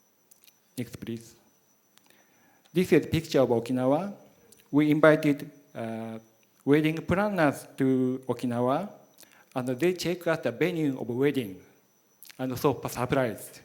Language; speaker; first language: English; non-native, learner; Japanese